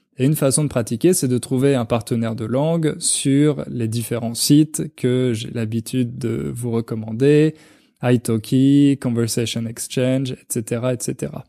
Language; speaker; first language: French; native; French